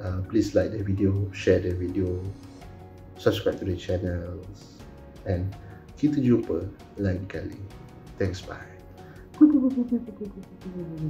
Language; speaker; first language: English; non-native, local second language; Malay